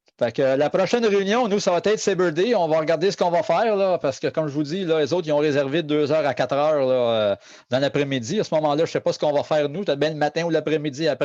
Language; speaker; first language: French; native; French